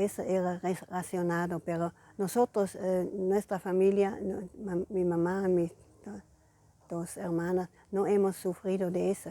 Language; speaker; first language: Spanish; non-native, fluent; German